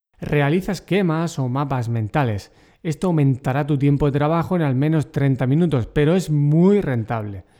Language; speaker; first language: Spanish; native; Spanish